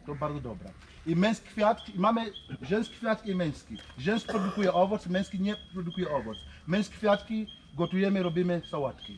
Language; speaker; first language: Polish; non-native, learner; Swahili